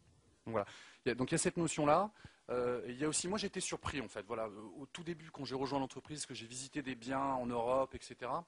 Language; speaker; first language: French; native; French